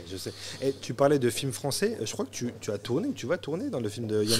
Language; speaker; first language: French; native; French